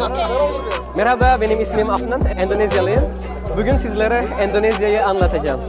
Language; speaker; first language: Turkish; non-native, fluent; Indonesian